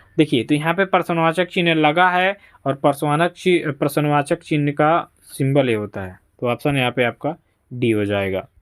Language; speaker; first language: Hindi; native; Hindi